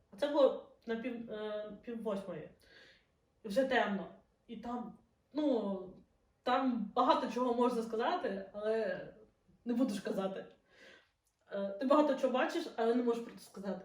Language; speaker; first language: Ukrainian; non-native, local second language; Russian